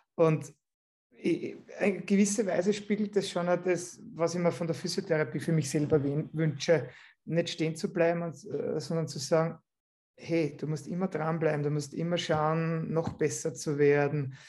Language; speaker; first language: German; native; German